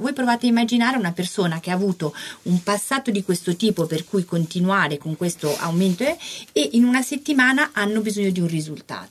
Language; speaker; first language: Italian; native; Italian